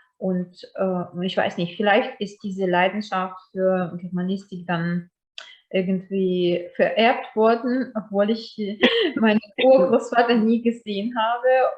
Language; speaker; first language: German; non-native, fluent; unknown